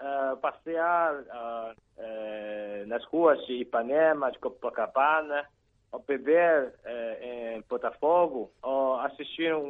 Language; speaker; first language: Portuguese; non-native, fluent; Chinese